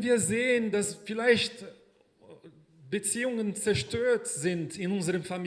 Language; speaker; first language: German; non-native, fluent; Portuguese